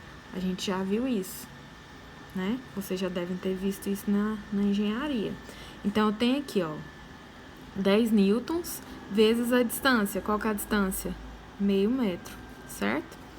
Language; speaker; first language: Portuguese; native; Portuguese